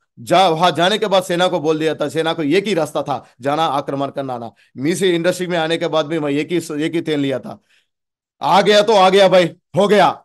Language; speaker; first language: Hindi; non-native, local second language; Telugu